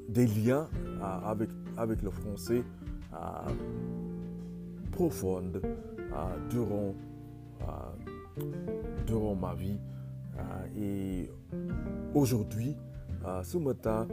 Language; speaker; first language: French; non-native, learner; English